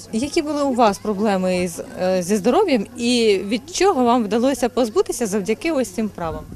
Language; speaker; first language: Ukrainian; native; Ukrainian